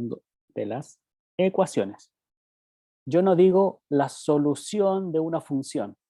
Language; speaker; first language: Spanish; native; Spanish